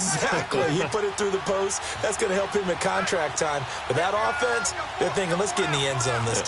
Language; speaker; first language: English; native; English